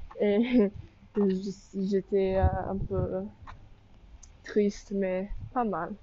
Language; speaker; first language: French; non-native, learner; English